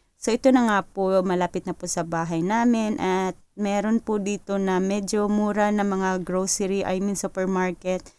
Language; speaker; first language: Filipino; non-native, local second language; Cebuano